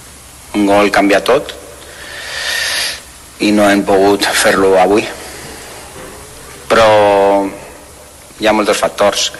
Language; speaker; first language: Catalan; non-native, learner; Spanish